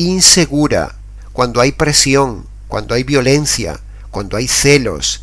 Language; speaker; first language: Spanish; native; Spanish